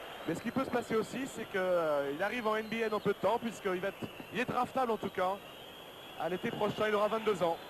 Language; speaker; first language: French; native; French